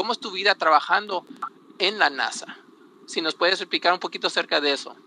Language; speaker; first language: Spanish; early bilingual, heritage; Spanish